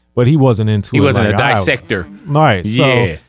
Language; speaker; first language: English; native; English